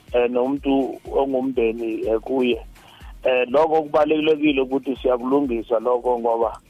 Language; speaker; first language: Zulu; non-native, local second language; Xhosa